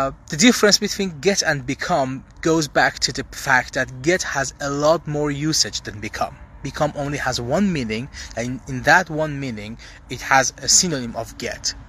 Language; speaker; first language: English; non-native, fluent; Persian